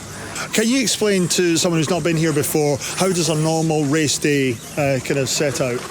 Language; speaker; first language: English; native; English